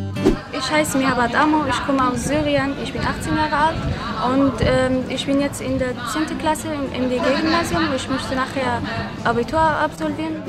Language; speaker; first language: German; non-native, learner; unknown